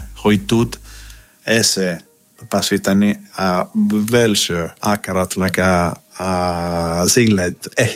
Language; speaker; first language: Hungarian; non-native, learner; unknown